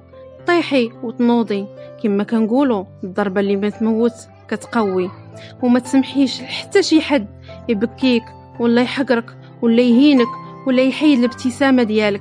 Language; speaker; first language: Arabic; native; Arabic